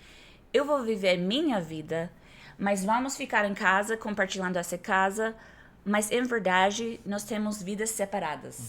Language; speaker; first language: Portuguese; non-native, fluent; English